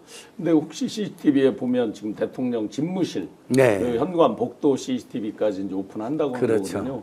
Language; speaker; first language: Korean; native; Korean